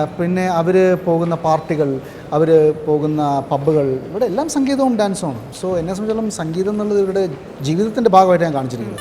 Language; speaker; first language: Malayalam; native; Malayalam